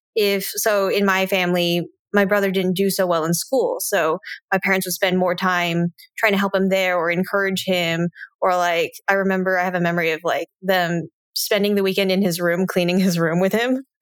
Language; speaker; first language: English; native; English